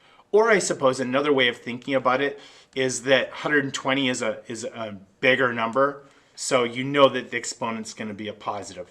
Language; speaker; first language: English; native; English